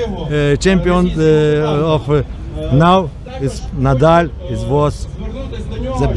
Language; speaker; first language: English; non-native, learner; Ukrainian